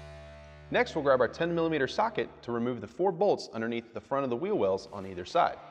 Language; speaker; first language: English; native; English